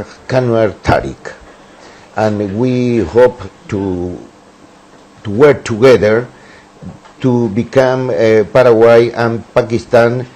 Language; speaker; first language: English; non-native, learner; Spanish